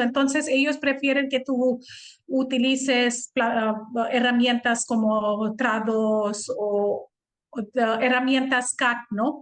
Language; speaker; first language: Spanish; non-native, fluent; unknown